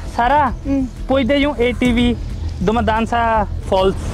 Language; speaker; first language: Filipino; non-native, learner; Punjabi